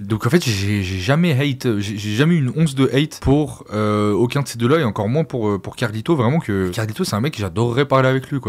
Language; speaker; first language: French; native; French